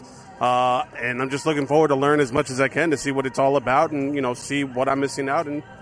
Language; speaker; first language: English; native; English